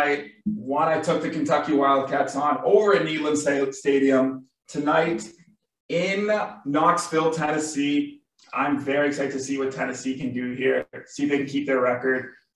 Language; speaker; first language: English; native; English